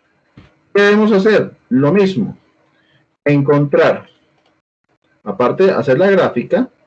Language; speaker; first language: Spanish; native; Spanish